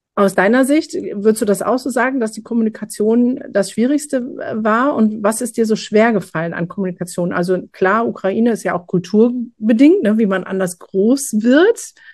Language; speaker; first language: German; native; German